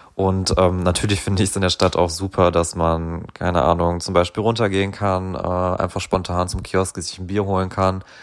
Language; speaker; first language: German; native; German